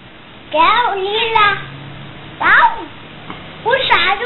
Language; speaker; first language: Spanish; native; Spanish